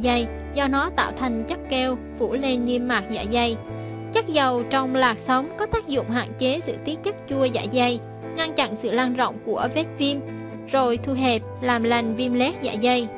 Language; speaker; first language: Vietnamese; native; Vietnamese